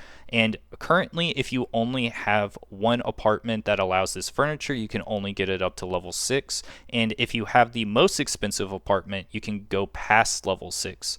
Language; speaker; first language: English; native; English